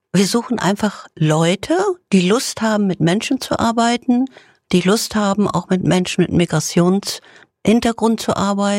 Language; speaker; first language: German; native; German